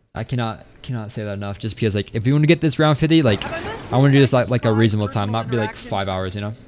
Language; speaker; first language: English; native; English